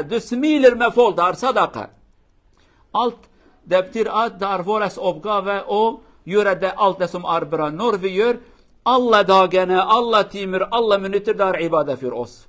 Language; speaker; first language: Swedish; non-native, learner; Kurdish